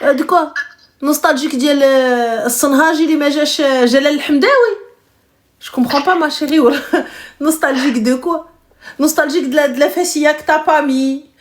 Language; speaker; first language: French; early bilingual, other home language; Arabic